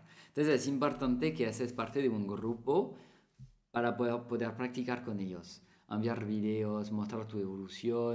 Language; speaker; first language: Spanish; non-native, fluent; French